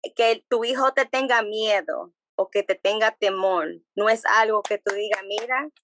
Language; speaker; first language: Spanish; early bilingual, heritage; Spanish